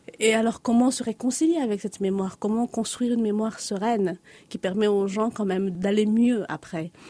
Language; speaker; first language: French; non-native, local second language; Lingala